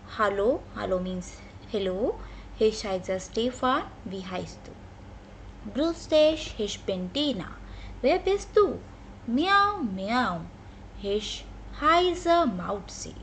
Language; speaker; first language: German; non-native, fluent; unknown